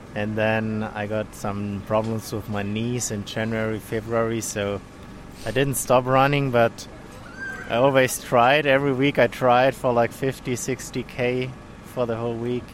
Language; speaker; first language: English; non-native, fluent; German